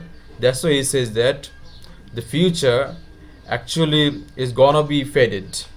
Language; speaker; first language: English; non-native, fluent; Bangla